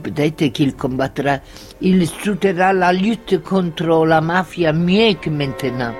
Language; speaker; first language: French; non-native, fluent; Italian